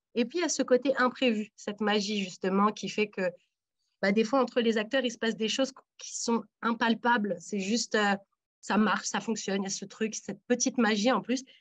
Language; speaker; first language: French; native; French